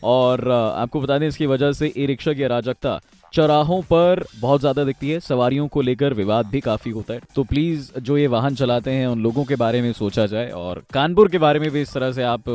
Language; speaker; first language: Hindi; native; Hindi